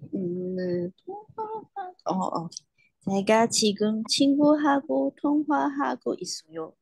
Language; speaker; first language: Korean; non-native, learner; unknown